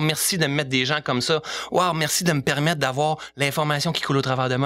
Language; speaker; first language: French; native; French